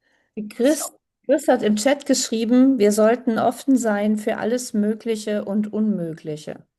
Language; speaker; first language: German; native; German